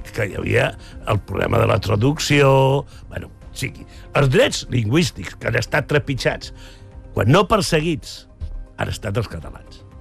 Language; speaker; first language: Catalan; native; Catalan